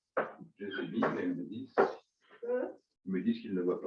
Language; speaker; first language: French; native; French